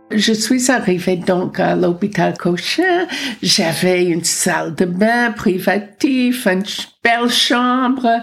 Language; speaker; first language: French; non-native, fluent; English